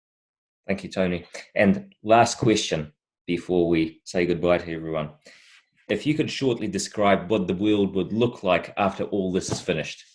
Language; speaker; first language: English; non-native, fluent; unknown